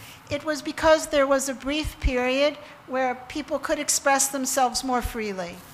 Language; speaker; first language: English; native; English